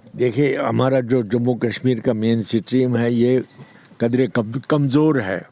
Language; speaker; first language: Urdu; non-native, local second language; Kashmiri